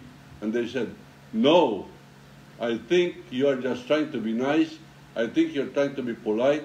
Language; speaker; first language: English; non-native, local second language; Filipino